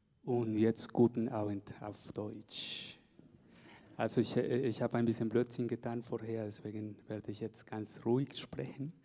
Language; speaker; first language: German; non-native, fluent; Spanish